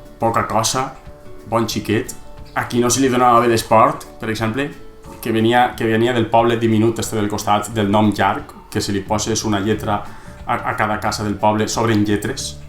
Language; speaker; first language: Catalan; native; Catalan